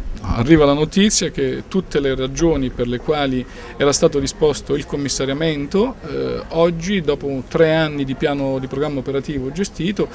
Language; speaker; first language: Italian; native; Italian